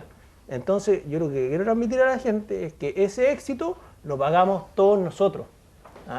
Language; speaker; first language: Spanish; native; Spanish